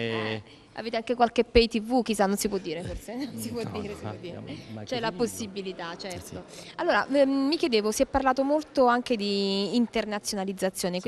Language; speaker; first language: Italian; native; Italian